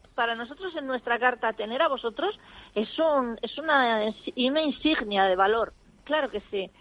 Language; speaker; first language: Spanish; native; Spanish